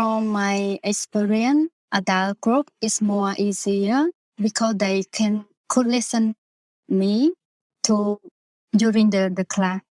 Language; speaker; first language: English; non-native, learner; Khmer